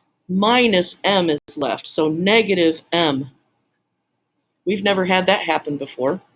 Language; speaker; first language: English; native; English